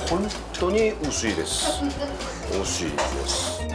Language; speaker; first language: Japanese; non-native, learner; Korean